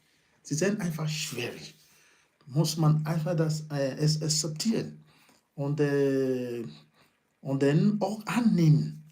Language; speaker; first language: German; non-native, learner; Yoruba